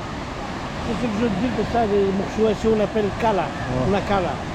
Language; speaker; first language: French; non-native, fluent; Spanish